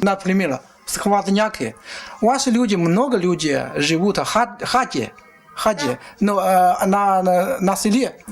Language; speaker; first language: Russian; non-native, learner; Chinese